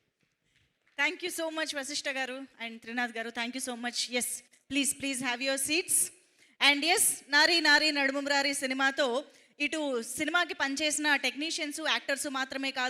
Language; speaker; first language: Telugu; native; Telugu